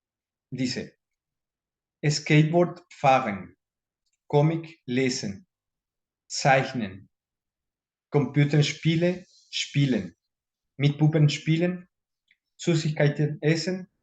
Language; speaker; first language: German; non-native, fluent; Spanish